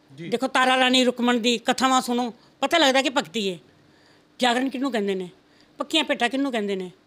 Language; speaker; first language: Punjabi; non-native, local second language; Rajasthani